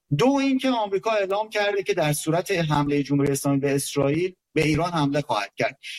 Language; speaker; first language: Persian; native; Persian